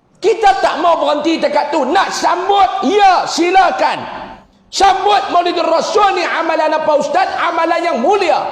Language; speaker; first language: Malay; native; Malay